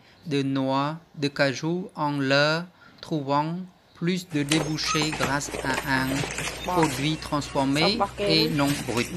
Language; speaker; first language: French; non-native, fluent; Khmer